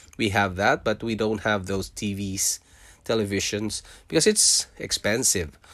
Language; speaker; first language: English; non-native, local second language; Filipino